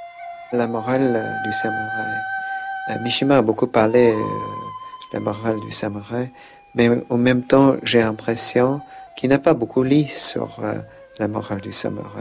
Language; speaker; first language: French; non-native, fluent; English